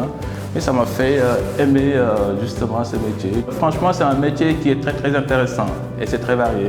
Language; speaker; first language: French; native; French